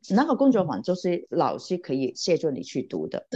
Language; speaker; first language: Chinese; non-native, local second language; Cantonese